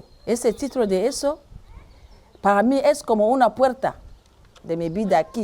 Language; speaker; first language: Spanish; non-native, learner; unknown